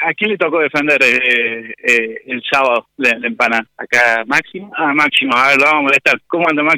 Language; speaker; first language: Spanish; native; Spanish